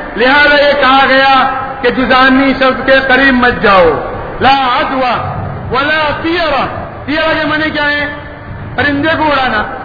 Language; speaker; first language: Urdu; non-native, local second language; Konkani